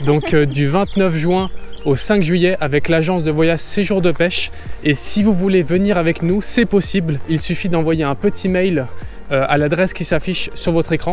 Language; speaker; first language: French; native; French